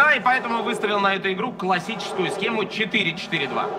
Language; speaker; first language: Russian; native; Russian